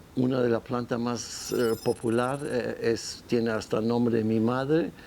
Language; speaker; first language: Spanish; non-native, fluent; German